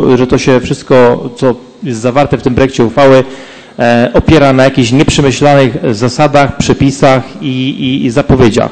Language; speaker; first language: Polish; native; Polish